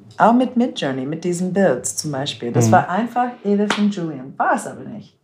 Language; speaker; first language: German; non-native, fluent; English